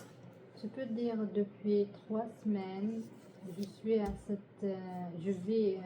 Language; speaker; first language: French; non-native, learner; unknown